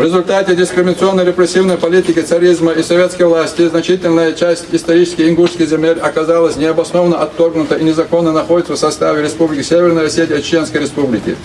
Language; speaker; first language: Russian; non-native, local second language; Ingush